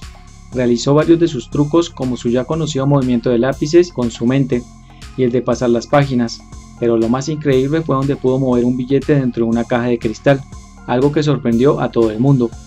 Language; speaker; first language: Spanish; native; Spanish